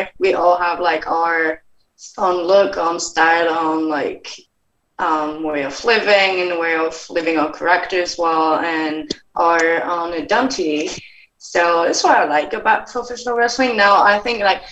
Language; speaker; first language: English; non-native, fluent; French